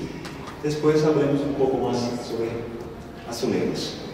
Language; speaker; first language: Spanish; non-native, learner; Portuguese